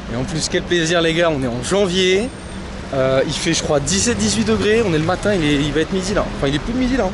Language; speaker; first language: French; native; French